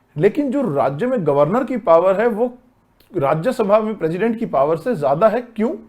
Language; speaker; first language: Hindi; native; Hindi